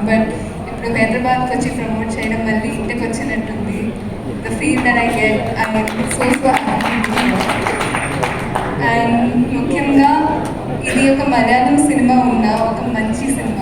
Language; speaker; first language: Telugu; non-native, fluent; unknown